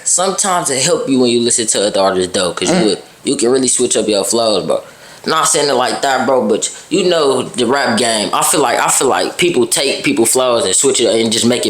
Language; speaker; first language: English; native; English